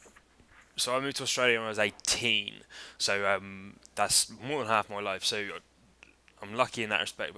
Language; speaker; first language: English; native; English